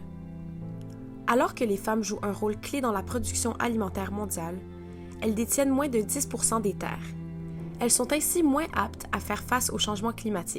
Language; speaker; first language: French; native; French